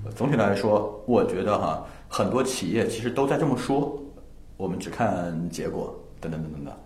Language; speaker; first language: Chinese; native; Chinese